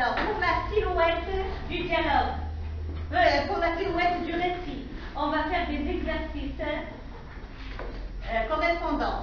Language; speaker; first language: French; non-native, local second language; Arabic